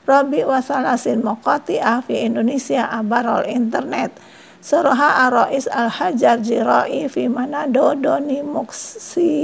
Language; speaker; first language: Arabic; non-native, fluent; Indonesian